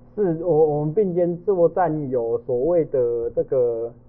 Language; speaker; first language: Chinese; non-native, local second language; Min Nan Chinese